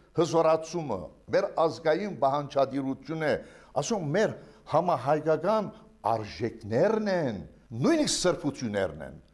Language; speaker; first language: Armenian; early bilingual, heritage; Armenian